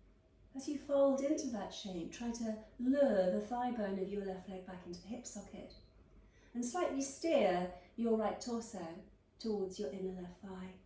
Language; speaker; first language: English; native; English